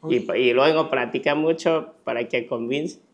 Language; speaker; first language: Spanish; non-native, learner; Chinese